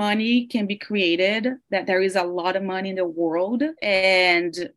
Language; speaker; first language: English; non-native, fluent; Portuguese